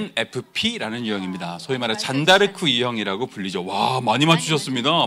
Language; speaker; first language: Korean; native; Korean